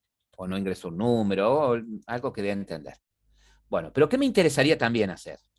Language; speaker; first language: Spanish; native; Spanish